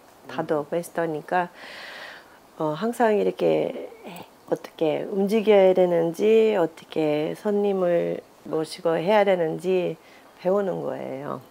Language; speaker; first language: Korean; non-native, fluent; English